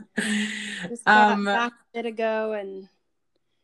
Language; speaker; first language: English; native; English